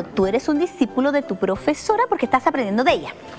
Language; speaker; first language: Spanish; native; Spanish